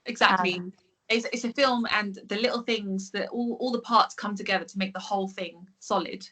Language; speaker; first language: English; native; English